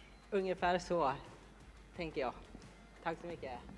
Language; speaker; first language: Swedish; early bilingual, other home language; Thai